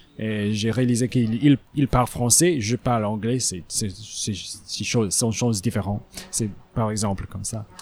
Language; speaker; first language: French; non-native, learner; English